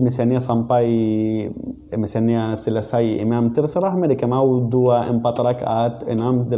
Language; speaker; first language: Indonesian; non-native, learner; Arabic